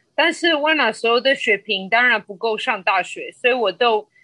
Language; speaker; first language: Chinese; non-native, fluent; Spanish